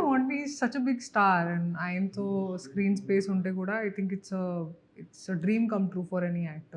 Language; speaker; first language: Telugu; non-native, local second language; Hindi